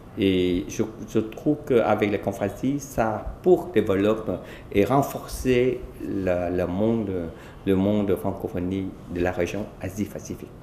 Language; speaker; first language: French; non-native, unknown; Vietnamese